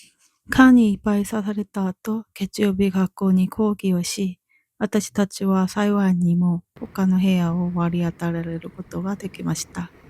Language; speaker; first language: Japanese; non-native, fluent; Korean